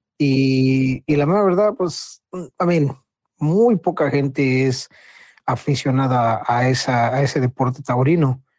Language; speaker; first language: Spanish; native; Spanish